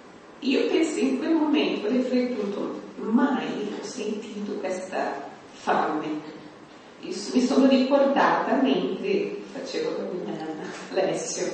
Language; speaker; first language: Italian; non-native, fluent; Portuguese